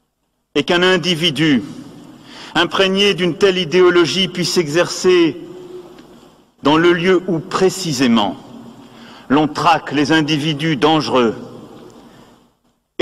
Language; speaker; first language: French; native; French